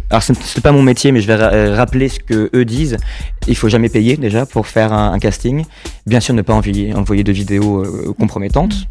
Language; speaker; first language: French; native; French